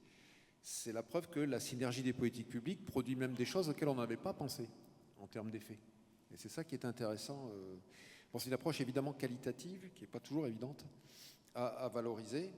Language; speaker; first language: French; native; French